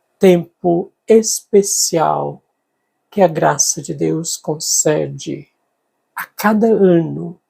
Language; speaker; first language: Portuguese; native; Portuguese